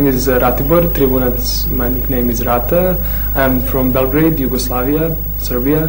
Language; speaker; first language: English; non-native, fluent; Serbian